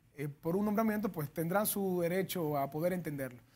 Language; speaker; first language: Spanish; native; Spanish